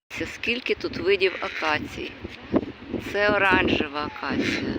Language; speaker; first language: Ukrainian; native; Ukrainian